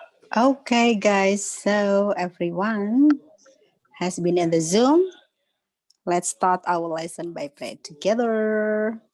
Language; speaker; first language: English; non-native, local second language; Indonesian